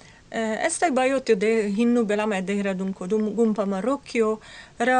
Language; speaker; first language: Nepali; non-native, learner; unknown